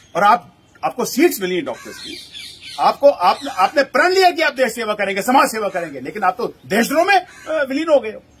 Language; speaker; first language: Hindi; native; Hindi